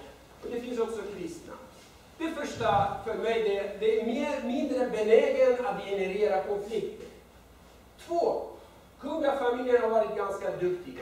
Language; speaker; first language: Swedish; non-native, fluent; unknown